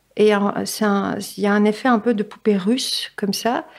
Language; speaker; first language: French; native; French